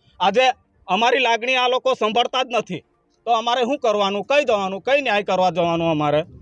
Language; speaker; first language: Gujarati; non-native, local second language; Bhili